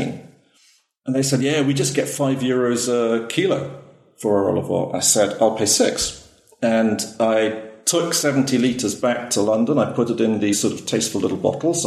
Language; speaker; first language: English; native; English